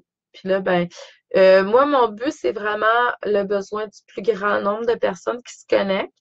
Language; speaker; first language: French; native; French